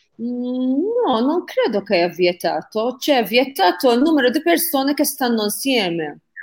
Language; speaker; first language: Italian; non-native, fluent; Maltese